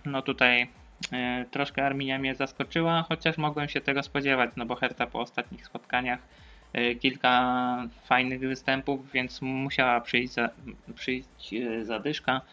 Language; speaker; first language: Polish; native; Polish